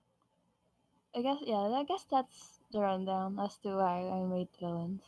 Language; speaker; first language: English; non-native, local second language; Filipino